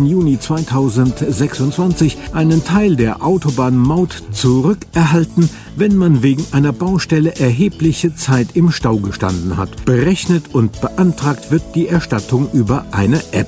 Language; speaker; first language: German; native; German